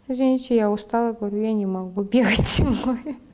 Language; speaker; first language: Russian; non-native, local second language; Kazakh